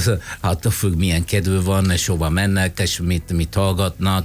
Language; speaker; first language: Hungarian; non-native, fluent; Italian